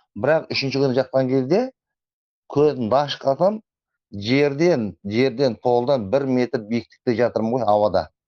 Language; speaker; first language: Kazakh; native; Kazakh